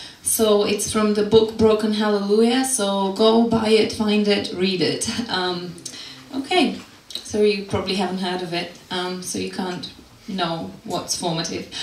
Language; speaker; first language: English; non-native, fluent; Macedonian